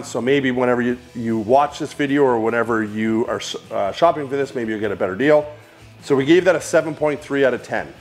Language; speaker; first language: English; native; English